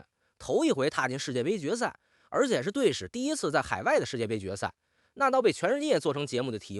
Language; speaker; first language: Chinese; native; Chinese